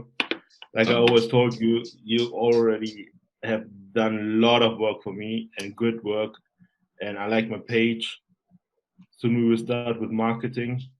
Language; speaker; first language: English; non-native, fluent; German